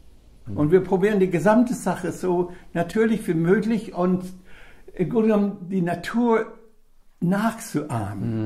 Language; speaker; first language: German; non-native, fluent; English